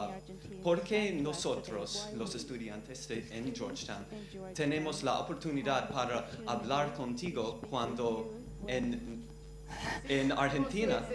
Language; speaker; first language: Spanish; non-native, learner; English